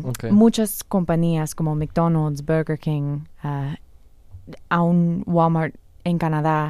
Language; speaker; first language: Spanish; non-native, fluent; English